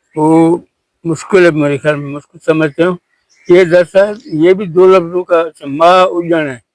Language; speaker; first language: Urdu; non-native, local second language; Sindhi